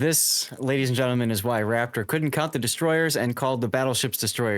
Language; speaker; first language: English; native; English